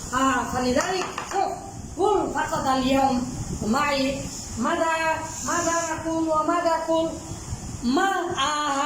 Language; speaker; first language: Arabic; non-native, fluent; Bangla